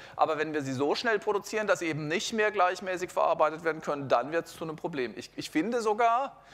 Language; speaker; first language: German; native; German